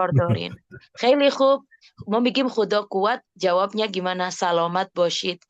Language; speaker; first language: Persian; non-native, fluent; Indonesian